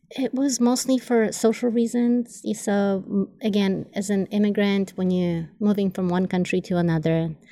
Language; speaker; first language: English; non-native, fluent; Polish